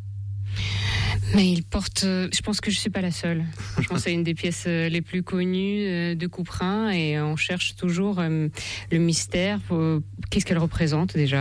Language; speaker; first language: French; non-native, fluent; Russian